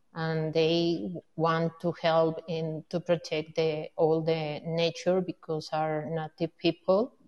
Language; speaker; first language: English; non-native, learner; Spanish